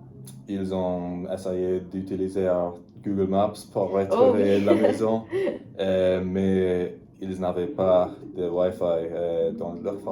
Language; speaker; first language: French; non-native, learner; English